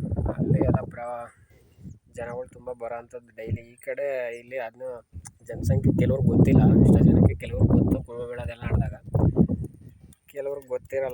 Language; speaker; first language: Kannada; native; Kannada